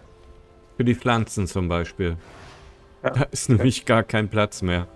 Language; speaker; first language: German; native; German